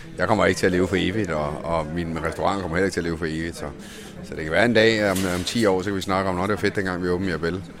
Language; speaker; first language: Danish; early bilingual, other home language; Italian